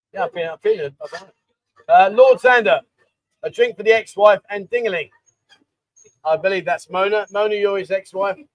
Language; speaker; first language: English; native; English